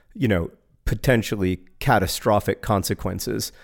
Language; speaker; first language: English; native; English